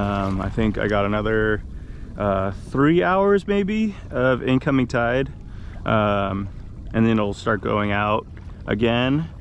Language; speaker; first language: English; native; English